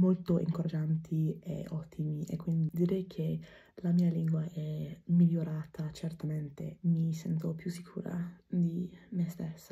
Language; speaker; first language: Italian; non-native, fluent; English